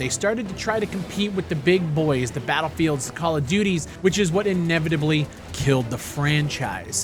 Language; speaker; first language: English; native; English